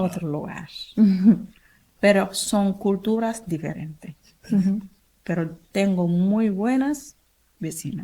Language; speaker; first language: Spanish; non-native, learner; Wolof